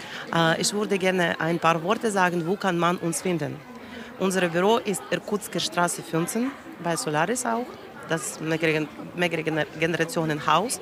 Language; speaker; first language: German; non-native, learner; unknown